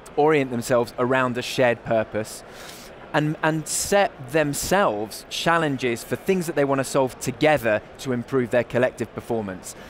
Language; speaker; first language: English; native; English